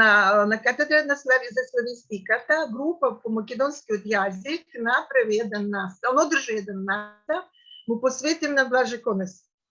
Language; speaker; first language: Macedonian; non-native, fluent; Russian